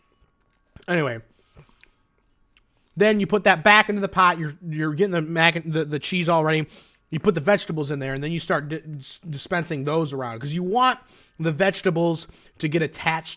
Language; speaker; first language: English; native; English